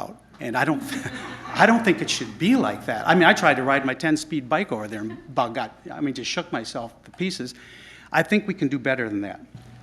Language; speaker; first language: English; native; English